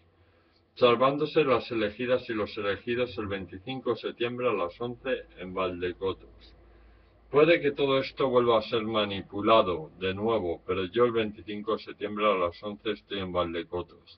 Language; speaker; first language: Spanish; native; Spanish